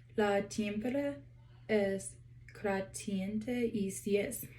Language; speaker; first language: Spanish; non-native, learner; English